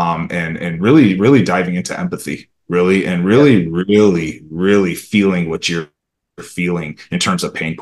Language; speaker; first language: English; early bilingual, other home language; Romanian